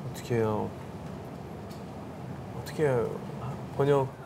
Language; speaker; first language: Korean; non-native, learner; English